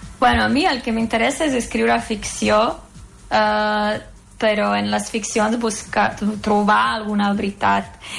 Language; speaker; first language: Catalan; non-native, fluent; Serbian